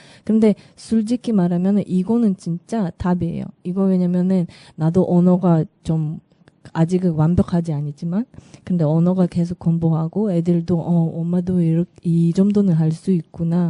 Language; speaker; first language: Korean; non-native, learner; Russian